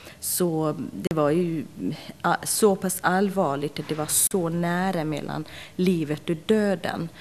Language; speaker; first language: Swedish; non-native, fluent; Central Kurdish